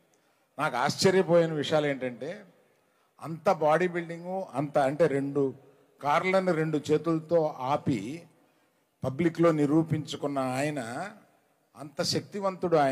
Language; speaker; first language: Telugu; native; Telugu